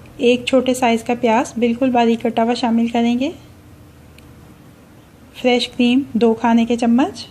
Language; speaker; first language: Urdu; native; Urdu